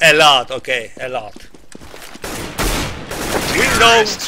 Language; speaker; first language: English; non-native, learner; Polish